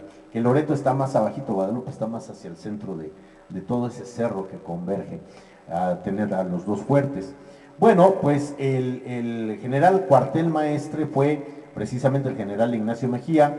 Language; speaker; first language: Spanish; native; Spanish